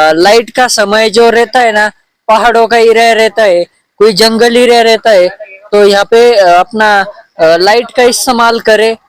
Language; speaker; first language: Hindi; non-native, local second language; Marathi